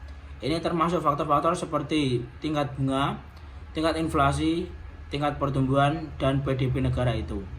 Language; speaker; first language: Indonesian; native; Indonesian